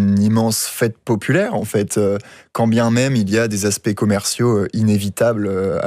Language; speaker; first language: French; native; French